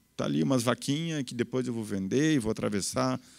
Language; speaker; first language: Portuguese; native; Portuguese